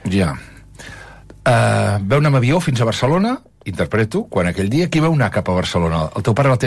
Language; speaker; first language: Catalan; native; Catalan